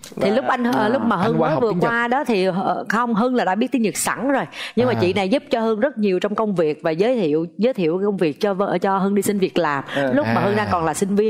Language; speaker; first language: Vietnamese; native; Vietnamese